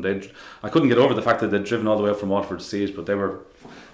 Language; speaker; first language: English; native; English